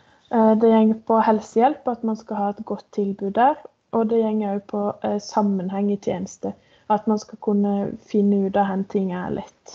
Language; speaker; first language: Norwegian; native; Norwegian